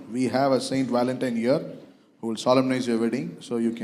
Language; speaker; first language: English; non-native, local second language; Tamil